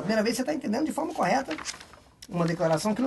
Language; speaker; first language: Portuguese; native; Portuguese